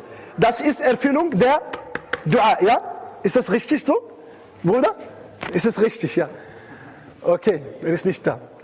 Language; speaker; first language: German; non-native, fluent; Arabic